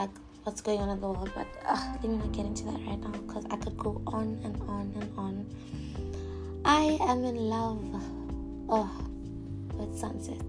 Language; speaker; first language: English; non-native, local second language; Tswana